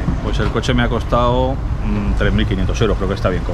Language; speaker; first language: Spanish; native; Spanish